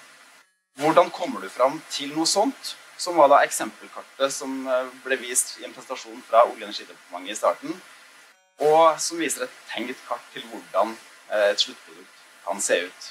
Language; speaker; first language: Norwegian; native; Norwegian